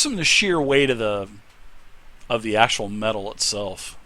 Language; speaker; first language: English; native; English